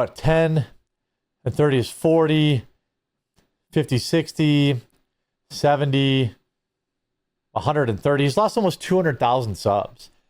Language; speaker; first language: English; native; English